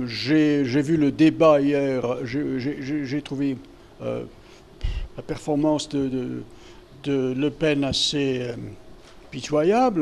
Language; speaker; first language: French; non-native, fluent; Greek